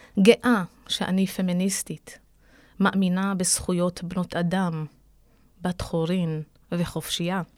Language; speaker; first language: Hebrew; non-native, local second language; Arabic